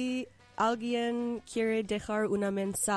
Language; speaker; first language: Spanish; non-native, fluent; English